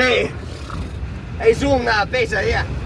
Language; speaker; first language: Spanish; non-native, learner; English